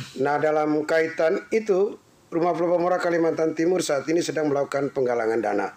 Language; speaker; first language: Indonesian; non-native, local second language; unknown